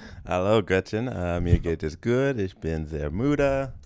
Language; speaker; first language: German; non-native, learner; English